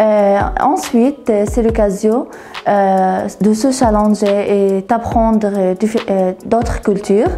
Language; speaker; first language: French; non-native, learner; Arabic